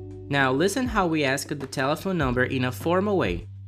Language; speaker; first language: English; non-native, fluent; Portuguese